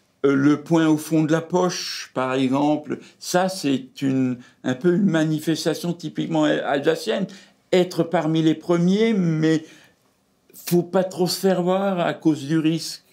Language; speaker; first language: French; native; French